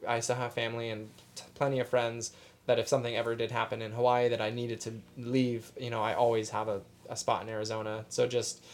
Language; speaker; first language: English; native; English